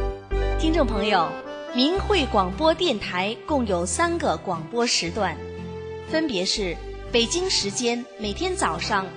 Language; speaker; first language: Chinese; native; Chinese